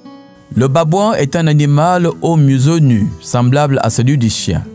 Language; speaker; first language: French; native; French